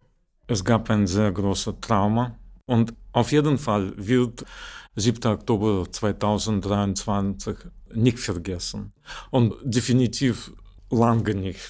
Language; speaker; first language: German; non-native, fluent; Russian